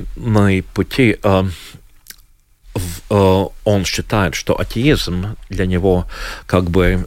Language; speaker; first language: Russian; non-native, local second language; Latvian